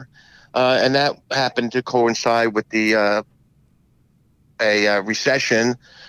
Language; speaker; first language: English; native; English